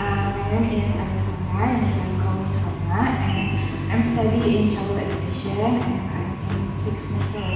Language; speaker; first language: English; non-native, learner; Indonesian